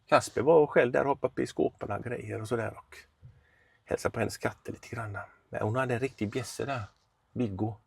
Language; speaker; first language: Swedish; native; Swedish